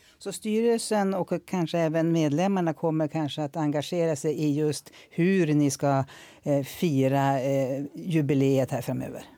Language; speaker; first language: Swedish; native; Swedish